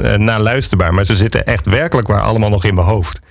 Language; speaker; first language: Dutch; native; Dutch